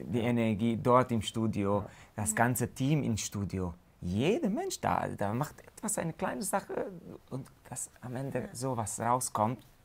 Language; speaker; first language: German; non-native, fluent; Hungarian